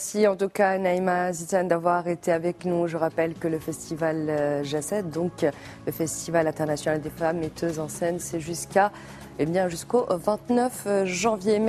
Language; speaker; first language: French; non-native, local second language; Arabic